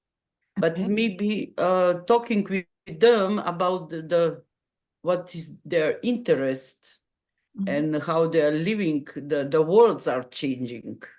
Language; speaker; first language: English; non-native, fluent; Macedonian